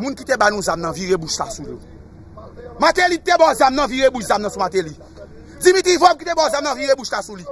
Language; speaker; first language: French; non-native, local second language; Haitian Creole